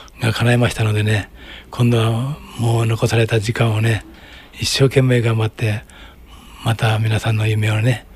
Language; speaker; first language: Japanese; native; Japanese